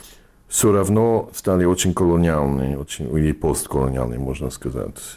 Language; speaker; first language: Russian; non-native, fluent; English